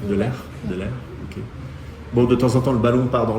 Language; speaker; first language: French; native; French